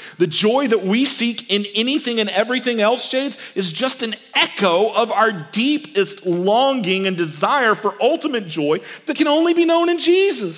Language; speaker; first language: English; native; English